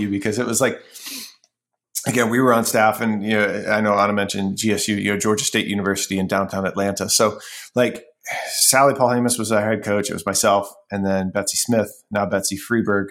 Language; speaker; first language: English; native; English